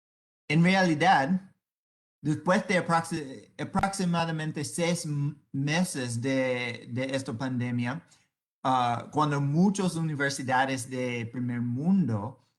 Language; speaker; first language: Spanish; non-native, fluent; English